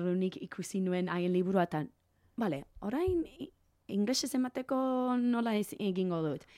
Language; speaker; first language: Basque; non-native, learner; English